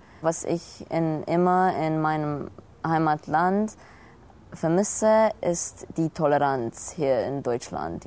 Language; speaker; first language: German; non-native, fluent; Romanian